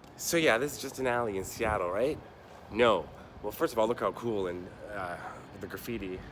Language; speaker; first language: English; native; English